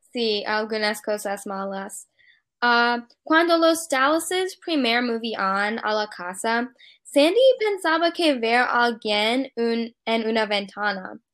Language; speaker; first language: Spanish; non-native, learner; English